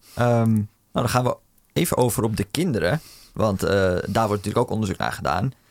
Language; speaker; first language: Dutch; early bilingual, other home language; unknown